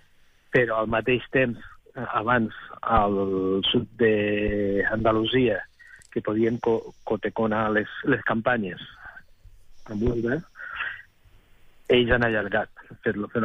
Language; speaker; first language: Catalan; native; Catalan